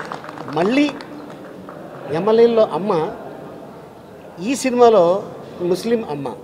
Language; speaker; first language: Telugu; native; Telugu